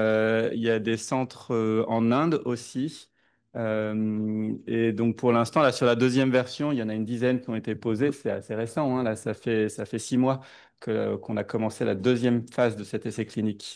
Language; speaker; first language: French; native; French